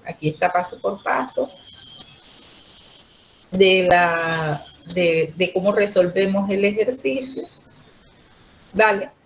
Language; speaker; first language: Spanish; native; Spanish